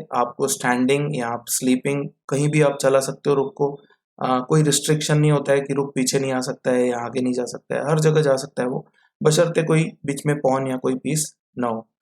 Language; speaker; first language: Hindi; non-native, local second language; Marathi